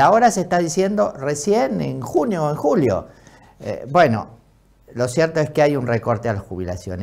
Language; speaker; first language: Spanish; native; Spanish